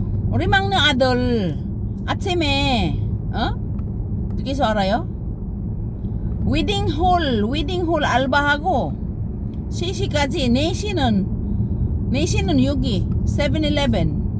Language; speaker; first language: Korean; non-native, learner; Filipino